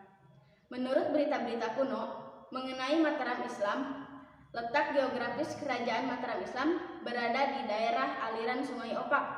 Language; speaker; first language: Indonesian; native; Indonesian